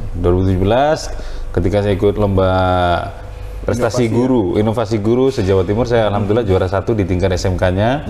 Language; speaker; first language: Indonesian; non-native, local second language; Madurese